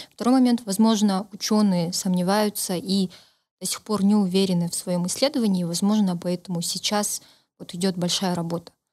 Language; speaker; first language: Russian; native; Russian